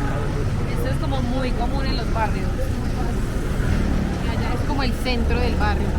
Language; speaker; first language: Spanish; native; Spanish